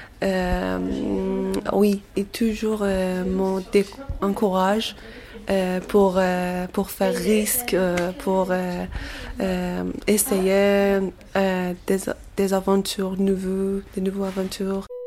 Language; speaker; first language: French; non-native, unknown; Persian